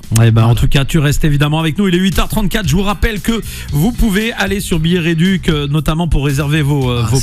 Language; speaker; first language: French; native; French